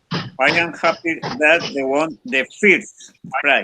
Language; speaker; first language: English; non-native, learner; Spanish